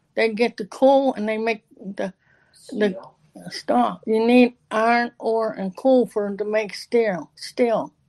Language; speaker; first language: English; native; English